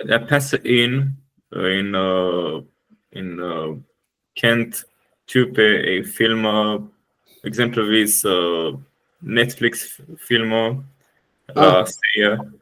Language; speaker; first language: Danish; non-native, learner; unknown